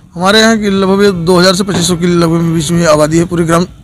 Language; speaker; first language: Hindi; native; Hindi